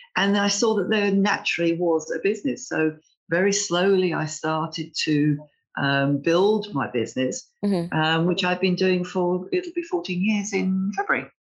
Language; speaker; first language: English; native; English